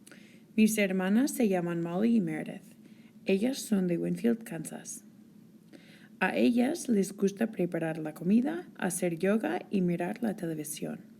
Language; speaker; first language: Spanish; non-native, fluent; English